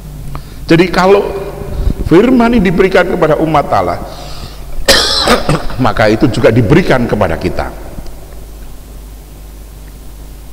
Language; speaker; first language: Indonesian; native; Indonesian